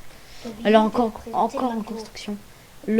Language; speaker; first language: French; native; French